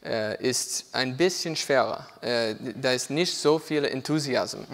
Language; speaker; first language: German; non-native, learner; English